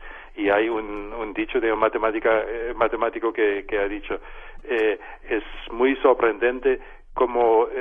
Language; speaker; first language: Spanish; non-native, fluent; German